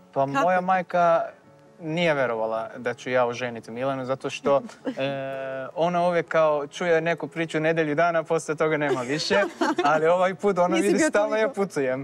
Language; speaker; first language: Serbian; non-native, fluent; Turkish